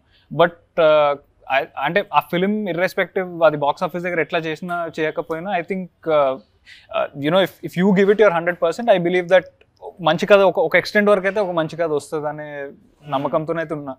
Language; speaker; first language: Telugu; native; Telugu